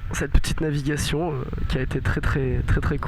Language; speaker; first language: French; native; French